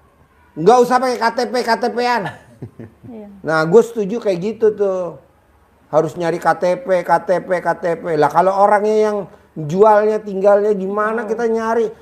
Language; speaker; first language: Indonesian; native; Indonesian